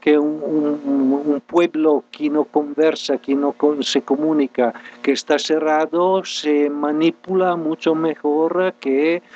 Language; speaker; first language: Spanish; non-native, fluent; Italian